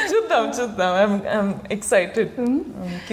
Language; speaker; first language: Telugu; non-native, learner; Marathi